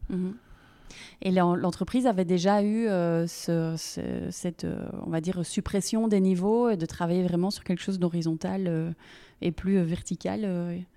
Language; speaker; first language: French; native; French